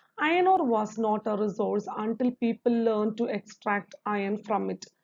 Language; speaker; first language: English; non-native, local second language; Malayalam